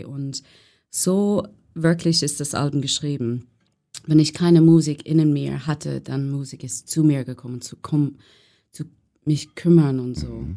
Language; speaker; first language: German; non-native, learner; English